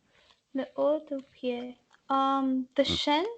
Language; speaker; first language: French; non-native, learner; English